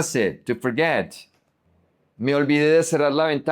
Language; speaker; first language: Spanish; non-native, fluent; English